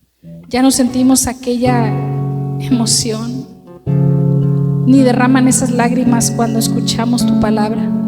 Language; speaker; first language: Spanish; native; Spanish